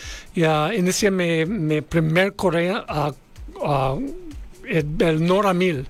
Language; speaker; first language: Spanish; non-native, learner; English